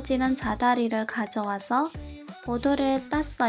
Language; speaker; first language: Korean; non-native, learner; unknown